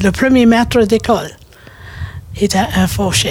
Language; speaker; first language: French; native; French